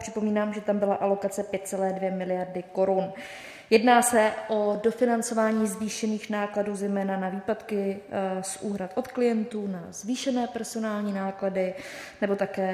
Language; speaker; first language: Czech; native; Czech